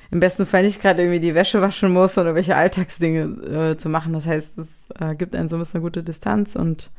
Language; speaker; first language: German; native; German